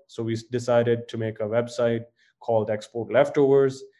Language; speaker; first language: English; non-native, local second language; Punjabi